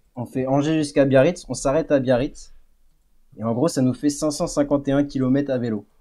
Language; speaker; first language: French; native; French